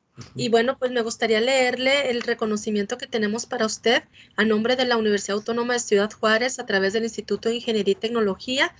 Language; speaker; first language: Spanish; native; Spanish